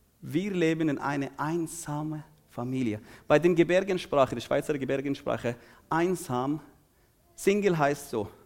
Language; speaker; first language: German; non-native, fluent; Arabic